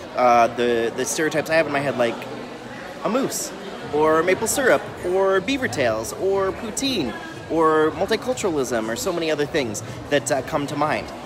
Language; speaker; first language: English; native; English